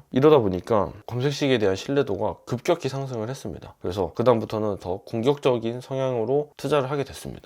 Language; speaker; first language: Korean; native; Korean